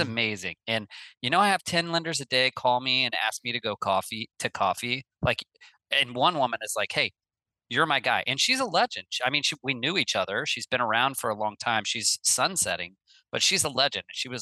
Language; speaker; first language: English; native; English